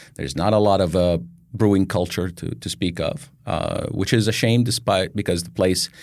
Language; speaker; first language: English; non-native, fluent; Arabic